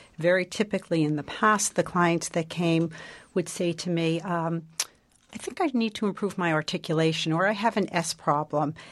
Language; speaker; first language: English; native; English